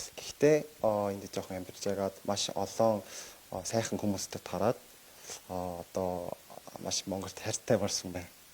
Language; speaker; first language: Mongolian; non-native, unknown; Korean